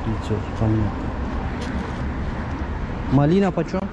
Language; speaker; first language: Russian; non-native, learner; Turkish